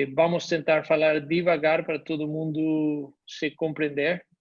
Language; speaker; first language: Portuguese; non-native, learner; Spanish